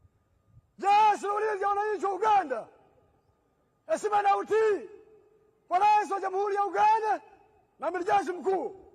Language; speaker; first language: Swahili; non-native, local second language; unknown